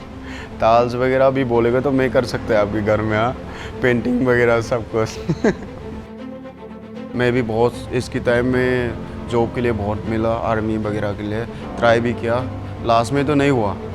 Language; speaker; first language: Hindi; non-native, local second language; Manipuri